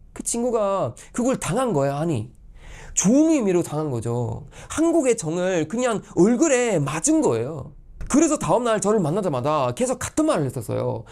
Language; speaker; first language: Korean; non-native, fluent; Swedish